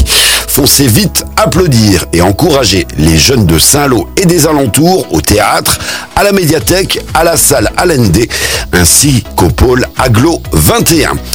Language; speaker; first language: French; native; French